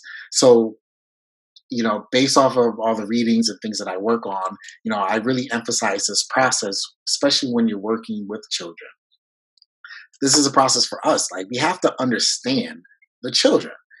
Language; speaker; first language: English; early bilingual, other home language; French